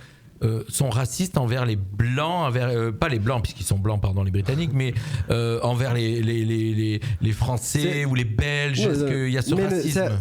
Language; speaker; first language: French; native; French